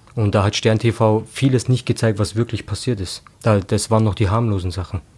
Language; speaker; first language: German; early bilingual, other home language; Turkish